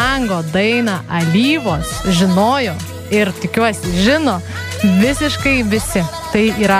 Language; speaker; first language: Lithuanian; non-native, local second language; Russian